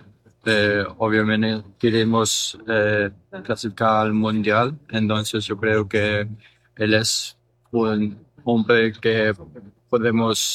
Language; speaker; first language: Spanish; early bilingual, heritage; English